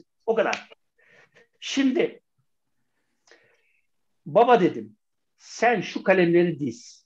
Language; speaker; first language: Turkish; native; Turkish